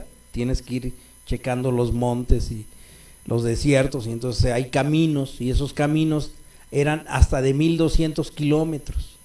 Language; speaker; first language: Spanish; native; Spanish